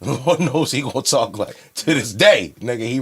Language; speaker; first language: English; native; English